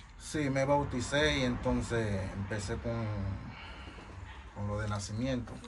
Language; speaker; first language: Spanish; non-native, fluent; Haitian Creole